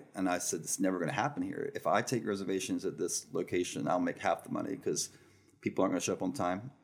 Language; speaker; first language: English; native; English